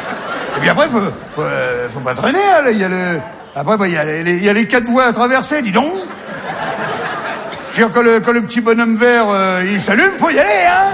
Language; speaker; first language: French; native; French